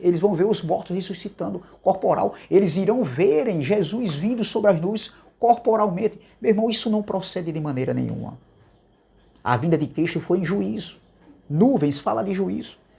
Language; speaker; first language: Portuguese; native; Portuguese